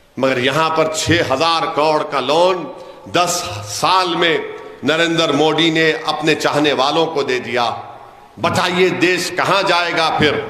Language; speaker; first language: Urdu; native; Urdu